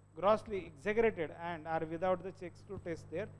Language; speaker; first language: English; non-native, local second language; Marathi